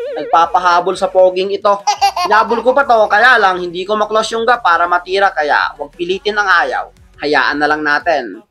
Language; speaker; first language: Filipino; non-native, local second language; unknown